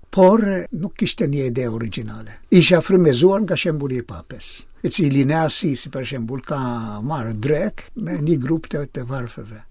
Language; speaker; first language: Albanian; non-native, fluent; Maltese